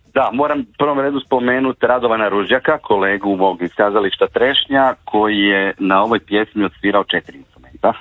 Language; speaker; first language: Croatian; native; Croatian